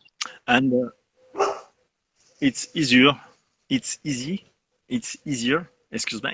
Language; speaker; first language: English; non-native, learner; French